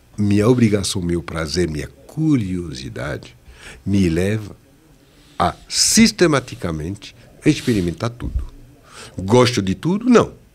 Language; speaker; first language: Portuguese; non-native, fluent; French